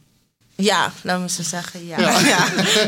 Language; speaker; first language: Dutch; non-native, local second language; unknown